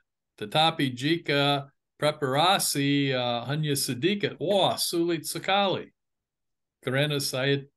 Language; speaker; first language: Indonesian; non-native, fluent; English